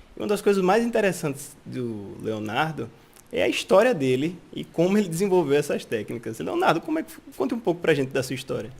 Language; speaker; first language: Portuguese; native; Portuguese